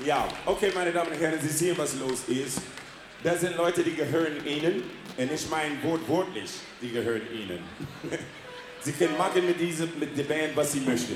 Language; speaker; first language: German; non-native, fluent; English